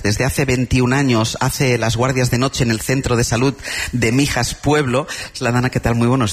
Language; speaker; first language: Spanish; native; Spanish